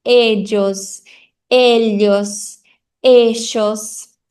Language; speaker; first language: Spanish; non-native, fluent; Portuguese